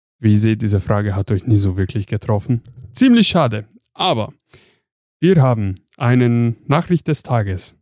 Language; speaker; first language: German; non-native, fluent; Hungarian